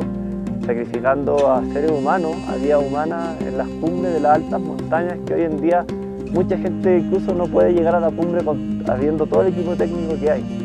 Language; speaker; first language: Spanish; native; Spanish